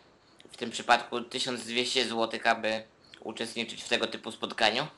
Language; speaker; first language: Polish; native; Polish